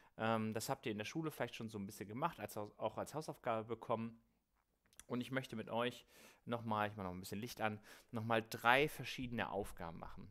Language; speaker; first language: German; native; German